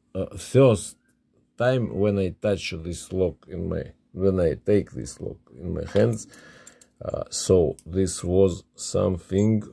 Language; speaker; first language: English; non-native, learner; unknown